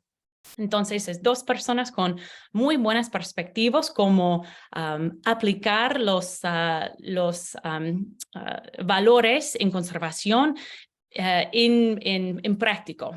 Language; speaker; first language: Spanish; non-native, learner; English